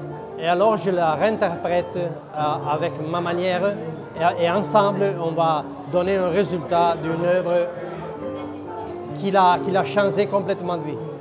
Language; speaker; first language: French; non-native, local second language; Italian